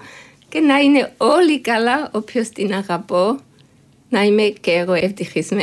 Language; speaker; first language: Greek; non-native, learner; Georgian